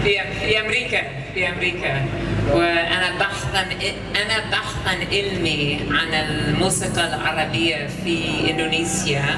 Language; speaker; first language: Arabic; non-native, learner; English